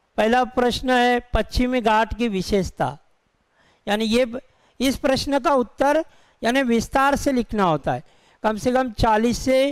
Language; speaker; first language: Hindi; non-native, local second language; Urdu